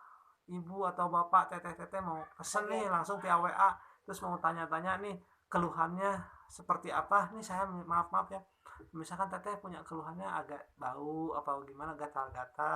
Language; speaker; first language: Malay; non-native, local second language; Sundanese